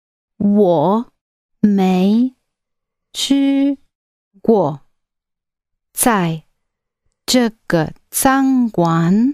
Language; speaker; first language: Chinese; non-native, learner; English